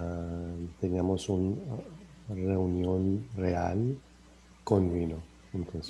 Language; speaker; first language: Spanish; non-native, learner; English